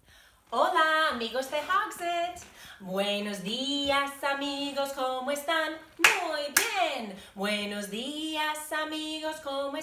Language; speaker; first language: Spanish; non-native, fluent; English